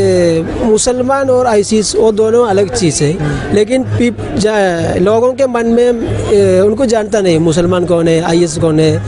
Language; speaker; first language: Hindi; non-native, local second language; Malayalam